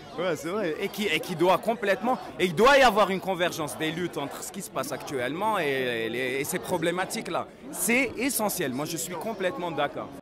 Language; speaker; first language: French; non-native, local second language; Arabic